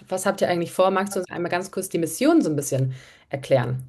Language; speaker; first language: German; native; German